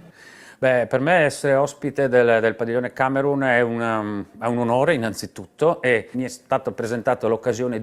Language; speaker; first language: Italian; native; Italian